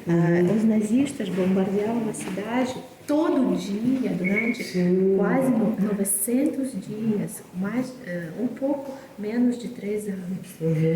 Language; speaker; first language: Portuguese; non-native, fluent; Russian